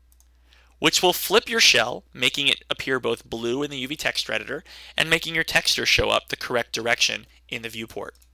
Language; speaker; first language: English; native; English